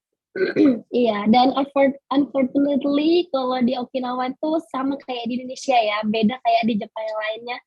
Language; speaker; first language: Indonesian; native; Indonesian